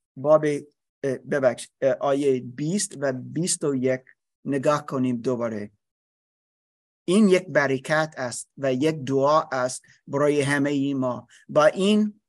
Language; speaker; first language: Persian; non-native, learner; English